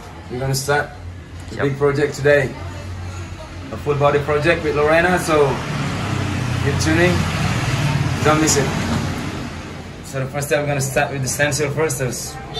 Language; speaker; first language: English; non-native, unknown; Indonesian